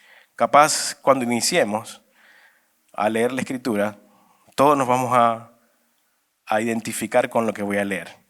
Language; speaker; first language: Spanish; native; Spanish